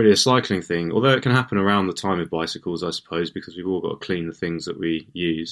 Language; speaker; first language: English; native; English